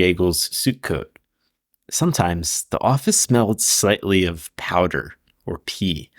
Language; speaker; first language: English; native; English